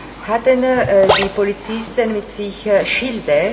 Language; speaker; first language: German; non-native, fluent; Italian